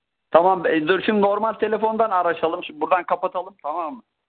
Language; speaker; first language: Turkish; native; Turkish